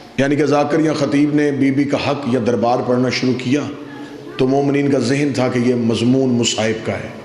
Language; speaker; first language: Urdu; non-native, local second language; Punjabi